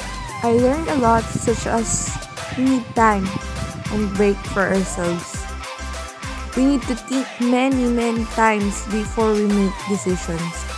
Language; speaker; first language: English; non-native, local second language; Filipino